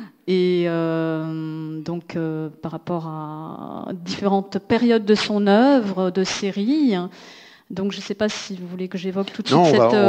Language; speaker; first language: French; native; French